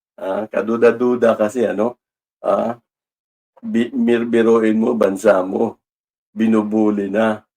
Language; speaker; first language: Filipino; non-native, local second language; Cebuano